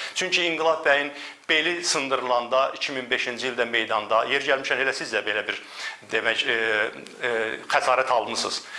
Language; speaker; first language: Azerbaijani; native; Azerbaijani